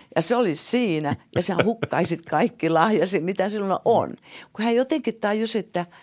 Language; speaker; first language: Finnish; native; Finnish